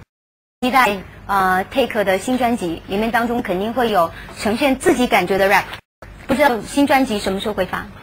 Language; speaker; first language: Chinese; native; Chinese